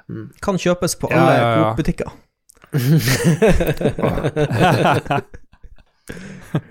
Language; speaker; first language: Norwegian; native; Norwegian